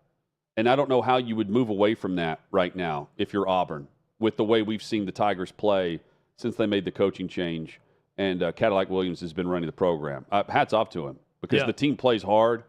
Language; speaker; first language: English; native; English